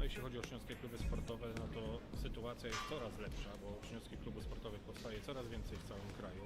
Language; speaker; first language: Polish; native; Polish